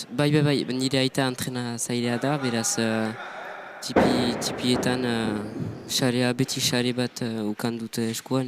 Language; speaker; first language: Basque; non-native, local second language; French